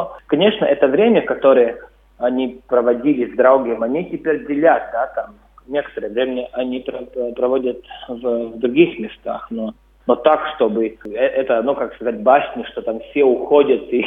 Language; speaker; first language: Russian; non-native, local second language; Latvian